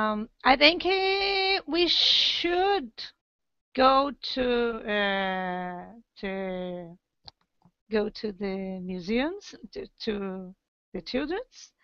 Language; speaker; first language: English; non-native, learner; Portuguese